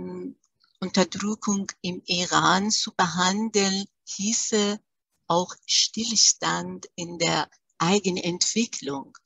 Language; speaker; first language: German; early bilingual, other home language; Persian